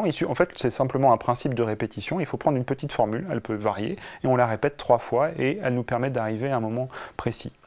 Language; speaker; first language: French; native; French